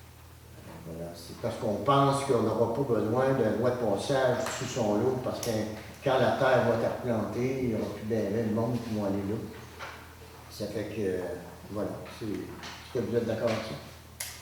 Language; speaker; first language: French; native; French